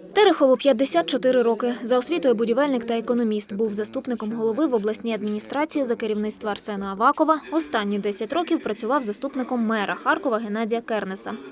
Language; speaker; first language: Ukrainian; native; Ukrainian